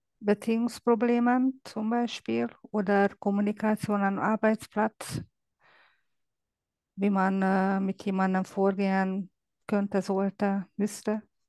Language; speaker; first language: German; non-native, fluent; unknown